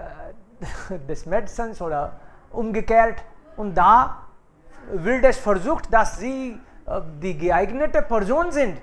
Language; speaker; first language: German; non-native, fluent; Hindi